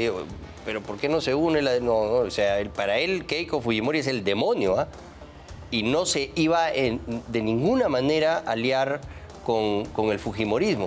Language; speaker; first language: Spanish; native; Spanish